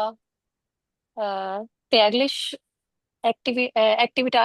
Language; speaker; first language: German; non-native, learner; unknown